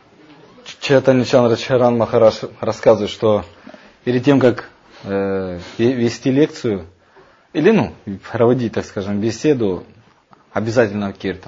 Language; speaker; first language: Russian; native; Russian